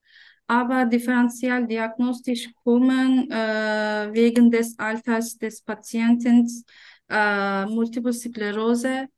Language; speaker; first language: German; non-native, fluent; Turkish